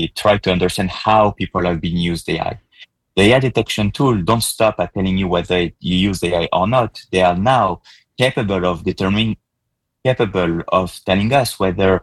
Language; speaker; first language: English; non-native, fluent; French